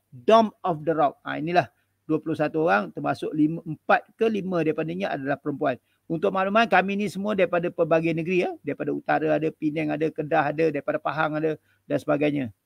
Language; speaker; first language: Malay; native; Malay